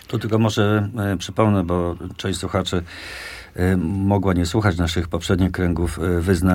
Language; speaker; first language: Polish; native; Polish